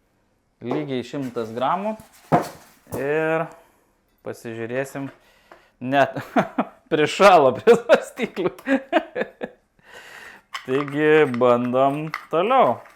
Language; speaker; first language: Lithuanian; native; Lithuanian